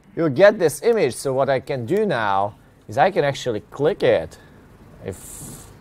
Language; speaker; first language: English; non-native, fluent; Hungarian